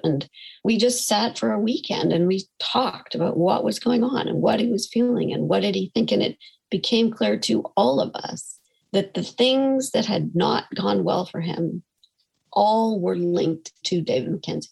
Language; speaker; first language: English; native; English